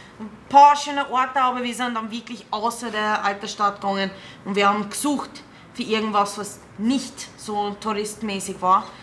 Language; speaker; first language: German; non-native, fluent; English